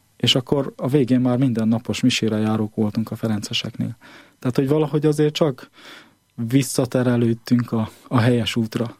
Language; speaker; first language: Hungarian; native; Hungarian